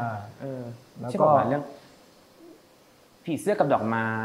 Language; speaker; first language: Thai; native; Thai